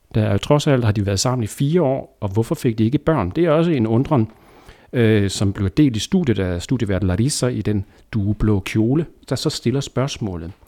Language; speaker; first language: Danish; native; Danish